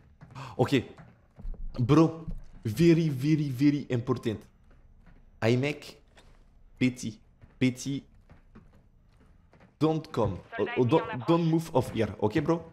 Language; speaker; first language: English; non-native, learner; French